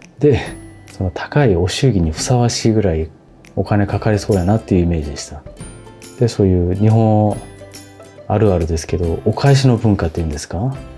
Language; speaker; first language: Japanese; non-native, fluent; Korean